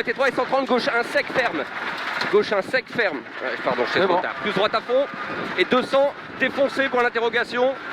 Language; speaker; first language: French; native; French